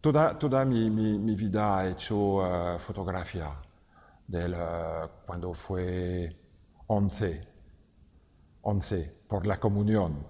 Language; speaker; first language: Spanish; non-native, learner; French